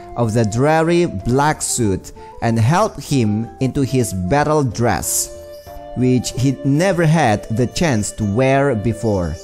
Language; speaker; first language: English; non-native, fluent; Indonesian